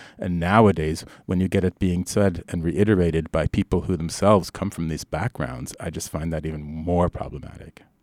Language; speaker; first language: English; early bilingual, other home language; Arabic